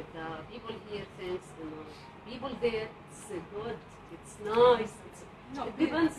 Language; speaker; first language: English; non-native, learner; Arabic